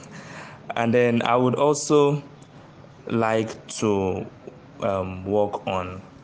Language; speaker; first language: English; non-native, local second language; Igbo